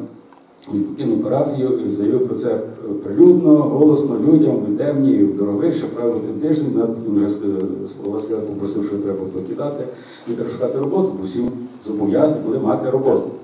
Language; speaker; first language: Ukrainian; native; Ukrainian